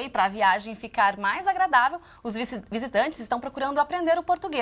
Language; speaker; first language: Portuguese; native; Portuguese